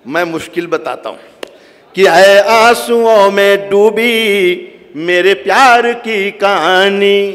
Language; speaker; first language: Hindi; native; Hindi